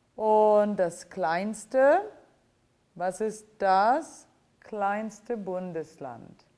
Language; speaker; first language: German; non-native, fluent; Italian